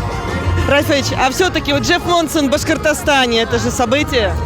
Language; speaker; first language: Russian; native; Russian